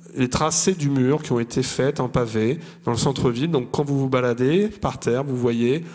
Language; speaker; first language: French; native; French